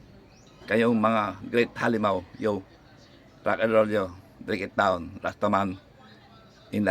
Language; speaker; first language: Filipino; native; Filipino